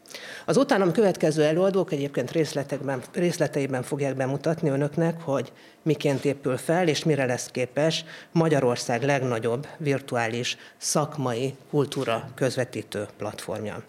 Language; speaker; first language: Hungarian; native; Hungarian